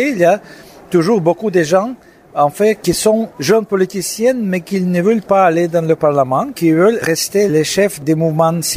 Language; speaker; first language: French; non-native, fluent; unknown